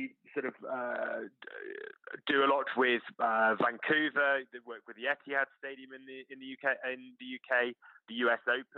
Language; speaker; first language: English; native; English